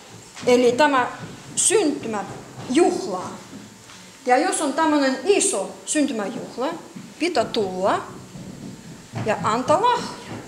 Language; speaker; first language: Finnish; non-native, learner; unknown